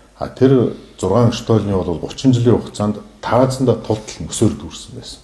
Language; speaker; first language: Mongolian; non-native, local second language; Kazakh